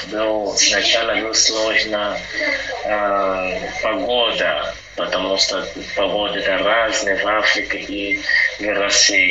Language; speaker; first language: Russian; non-native, learner; Portuguese